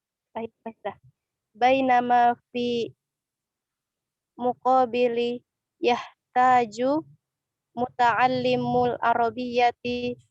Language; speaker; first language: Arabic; non-native, learner; Indonesian